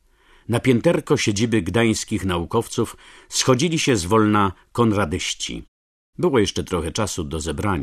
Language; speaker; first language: Polish; native; Polish